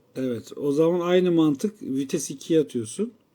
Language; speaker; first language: Turkish; native; Turkish